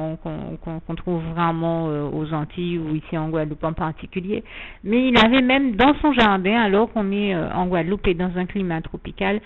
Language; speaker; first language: French; native; French